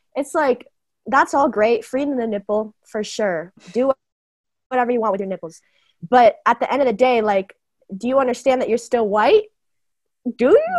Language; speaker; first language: English; early bilingual, other home language; Chinese